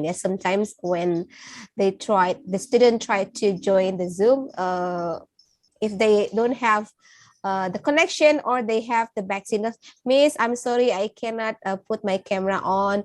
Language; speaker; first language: English; non-native, fluent; Indonesian